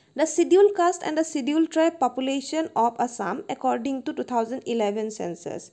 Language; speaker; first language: English; non-native, local second language; Assamese